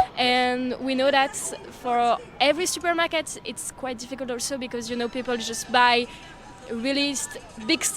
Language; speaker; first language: English; non-native, fluent; French